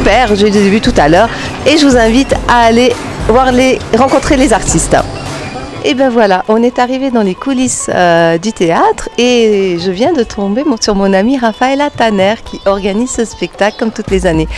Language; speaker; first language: French; native; French